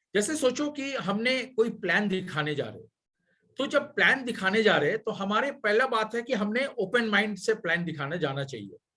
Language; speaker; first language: Hindi; non-native, local second language; Bangla